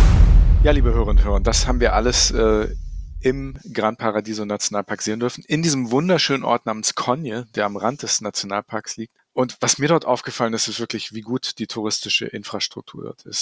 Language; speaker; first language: German; native; German